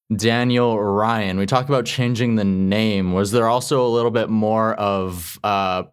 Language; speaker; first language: English; native; English